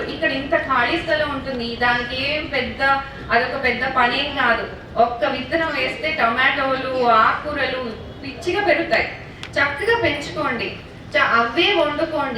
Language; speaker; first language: Telugu; native; Telugu